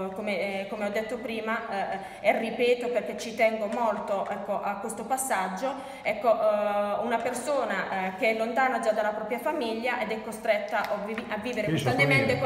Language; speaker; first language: Italian; native; Italian